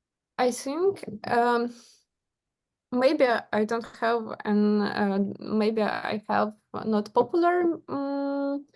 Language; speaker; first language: English; non-native, learner; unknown